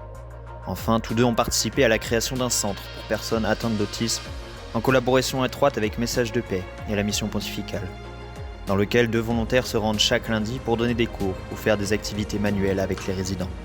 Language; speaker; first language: French; native; French